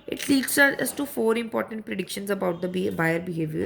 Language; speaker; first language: English; non-native, local second language; Punjabi